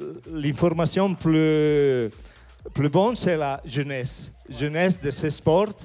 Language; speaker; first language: French; non-native, learner; Italian